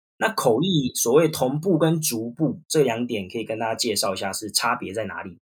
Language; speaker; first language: Chinese; native; Chinese